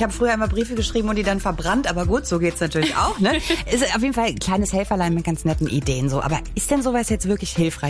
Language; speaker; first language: German; native; German